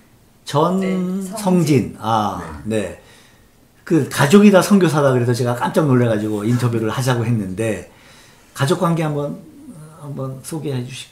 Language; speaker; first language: Korean; native; Korean